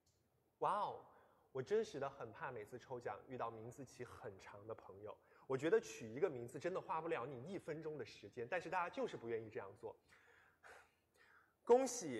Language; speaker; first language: Chinese; native; Chinese